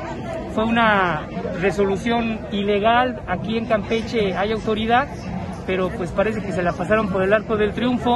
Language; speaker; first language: Spanish; native; Spanish